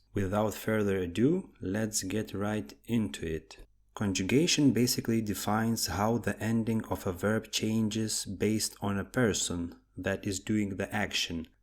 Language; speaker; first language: English; non-native, fluent; Lithuanian